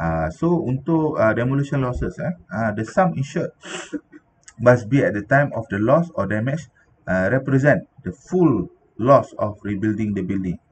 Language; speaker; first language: English; non-native, local second language; Malay